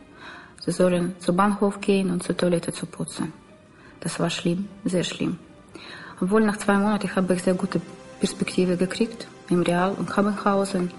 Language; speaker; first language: German; non-native, learner; Russian